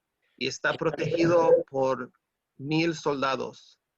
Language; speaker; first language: Spanish; non-native, fluent; English